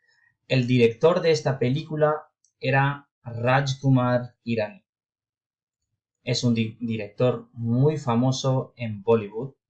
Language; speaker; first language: Spanish; non-native, fluent; Urdu